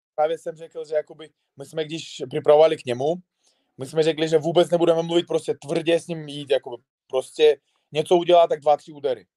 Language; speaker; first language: Czech; non-native, fluent; Uzbek